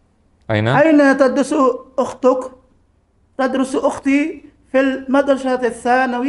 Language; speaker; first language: Arabic; non-native, learner; Indonesian